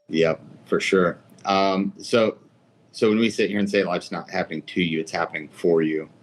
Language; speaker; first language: English; native; English